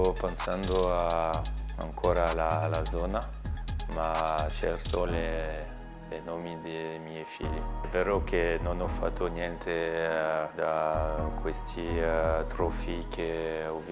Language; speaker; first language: Italian; non-native, learner; French